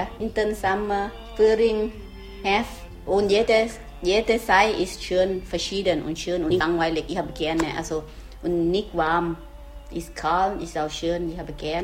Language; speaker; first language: German; non-native, learner; Thai